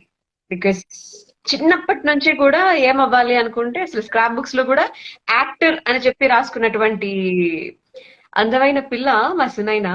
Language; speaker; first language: Telugu; native; Telugu